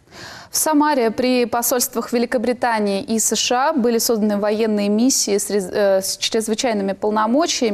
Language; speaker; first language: Russian; native; Russian